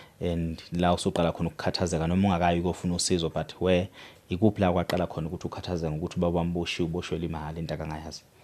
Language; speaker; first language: Zulu; native; Zulu